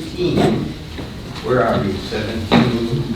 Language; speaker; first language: English; native; English